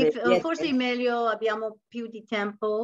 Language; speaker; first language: Italian; non-native, learner; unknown